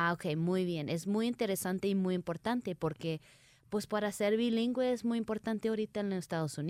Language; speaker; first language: Spanish; early bilingual, heritage; Spanish